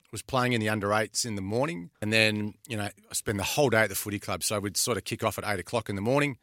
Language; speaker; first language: English; native; English